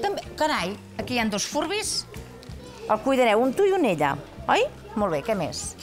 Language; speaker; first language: Catalan; native; Catalan